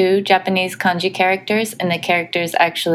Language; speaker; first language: English; native; English